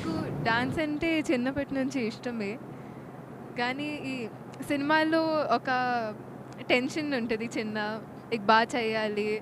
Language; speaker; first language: Telugu; non-native, fluent; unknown